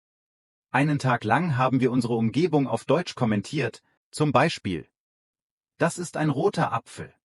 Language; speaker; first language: German; non-native, fluent; Vietnamese